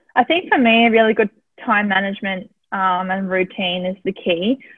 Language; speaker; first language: English; native; English